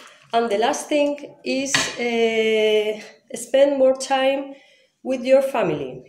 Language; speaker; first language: English; non-native, fluent; Spanish